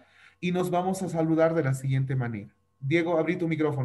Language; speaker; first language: Spanish; native; Spanish